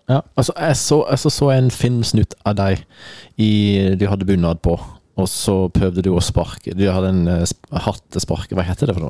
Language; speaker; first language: Norwegian; non-native, fluent; English